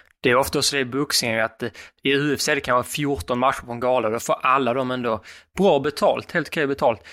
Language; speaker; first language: Swedish; native; Swedish